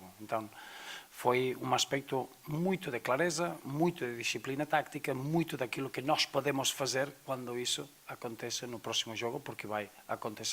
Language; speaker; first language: Portuguese; non-native, fluent; Spanish